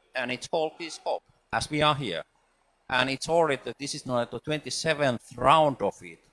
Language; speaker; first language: English; non-native, fluent; Finnish